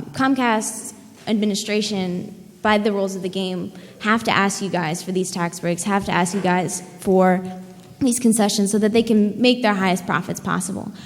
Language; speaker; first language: English; native; English